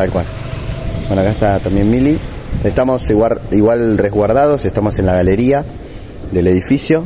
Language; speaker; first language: Spanish; native; Spanish